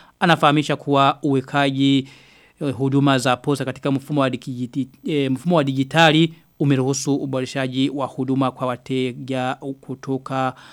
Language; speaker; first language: Swahili; non-native, local second language; Rundi